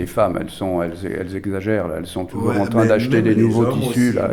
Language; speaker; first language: French; native; French